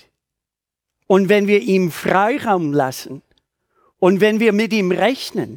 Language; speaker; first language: German; native; German